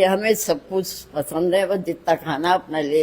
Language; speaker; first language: Hindi; native; Hindi